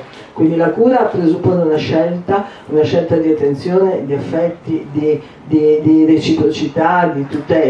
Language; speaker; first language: Italian; native; Italian